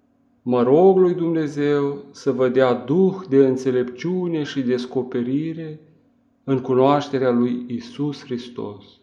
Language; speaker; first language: Romanian; native; Romanian